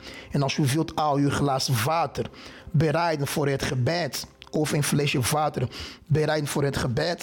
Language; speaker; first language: Dutch; non-native, fluent; Portuguese